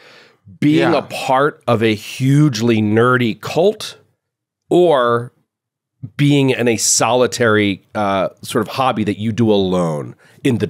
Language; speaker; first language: English; native; English